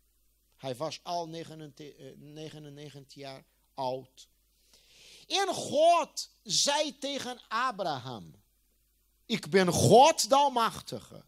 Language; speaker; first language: Dutch; non-native, fluent; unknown